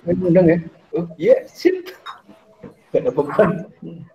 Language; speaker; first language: Indonesian; native; Indonesian